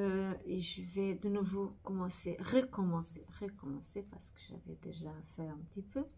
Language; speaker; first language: French; non-native, fluent; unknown